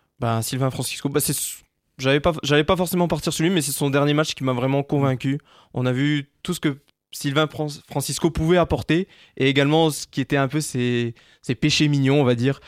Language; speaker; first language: French; native; French